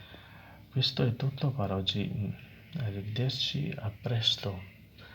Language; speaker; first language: Italian; non-native, learner; Urdu